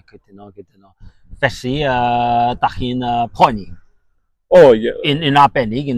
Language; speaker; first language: Welsh; non-native, fluent; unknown